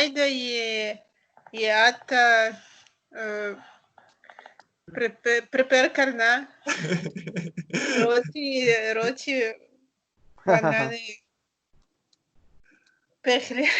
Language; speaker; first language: Hindi; non-native, learner; Russian